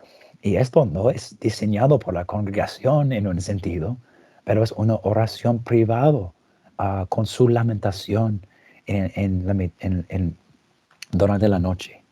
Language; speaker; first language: Spanish; non-native, fluent; English